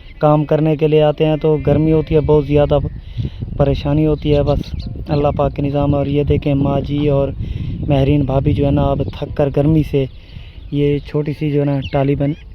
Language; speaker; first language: Urdu; non-native, local second language; Punjabi